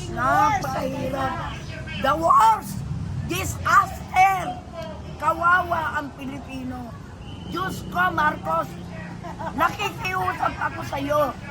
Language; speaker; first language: Filipino; non-native, local second language; Iloko